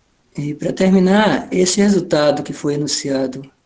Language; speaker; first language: Portuguese; native; Portuguese